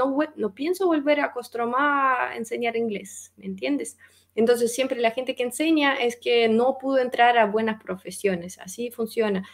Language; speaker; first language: Spanish; non-native, fluent; Russian